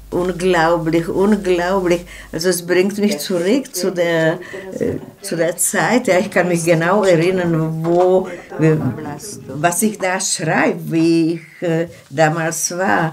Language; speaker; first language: German; non-native, fluent; Czech